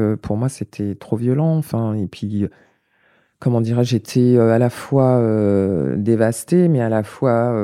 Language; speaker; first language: French; native; French